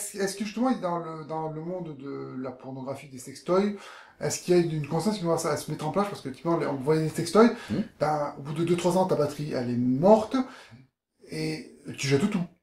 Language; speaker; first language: French; native; French